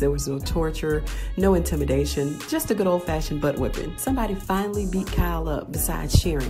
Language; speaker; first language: English; native; English